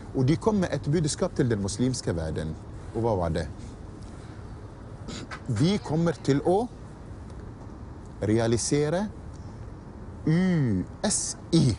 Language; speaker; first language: Norwegian; non-native, fluent; Arabic